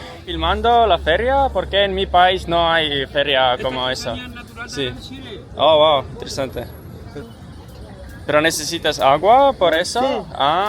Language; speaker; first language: Spanish; non-native, learner; Estonian